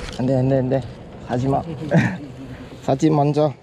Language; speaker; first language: Korean; non-native, learner; Thai